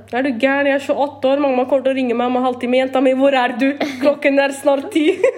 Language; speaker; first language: Norwegian; early bilingual, other home language; Kurdish